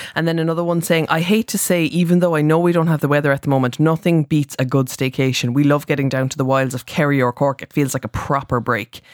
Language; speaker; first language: English; native; English